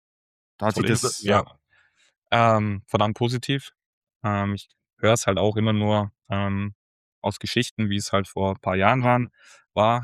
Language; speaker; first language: German; native; German